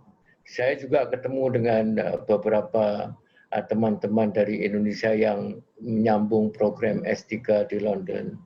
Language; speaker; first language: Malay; non-native, local second language; Javanese